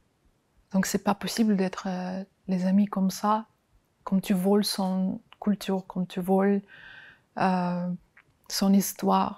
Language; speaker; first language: French; non-native, fluent; Ukrainian